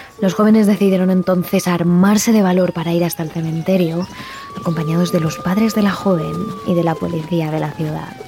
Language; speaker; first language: Spanish; native; Spanish